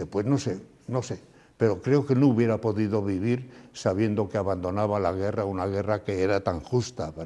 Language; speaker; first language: Spanish; native; Spanish